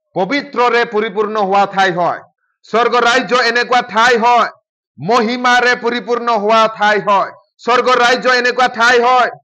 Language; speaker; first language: Assamese; non-native, local second language; Bodo